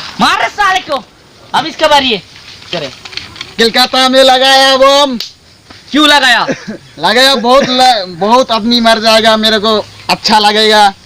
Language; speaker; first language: Hindi; non-native, local second language; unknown